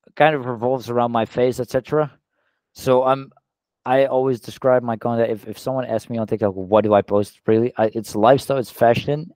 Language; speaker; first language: English; non-native, fluent; Dutch